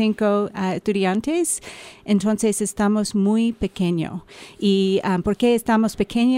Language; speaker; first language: Spanish; non-native, learner; English